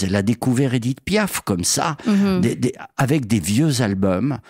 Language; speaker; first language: French; native; French